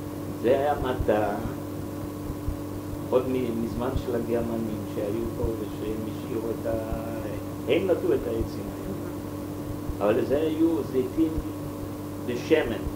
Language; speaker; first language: Hebrew; non-native, fluent; German